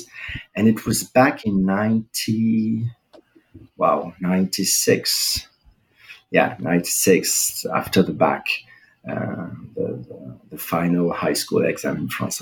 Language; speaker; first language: English; non-native, fluent; French